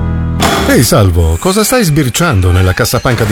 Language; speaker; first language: Italian; native; Italian